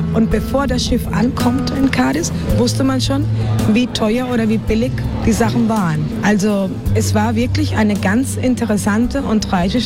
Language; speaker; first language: German; non-native, fluent; Spanish